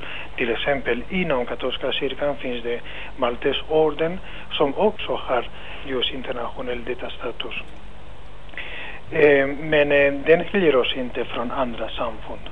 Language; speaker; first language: Swedish; non-native, fluent; Spanish